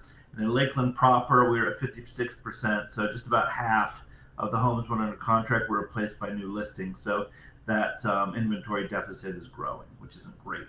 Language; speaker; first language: English; native; English